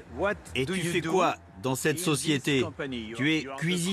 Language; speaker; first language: French; native; French